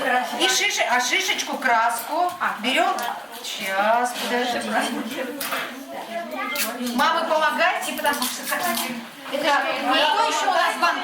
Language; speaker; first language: Russian; native; Russian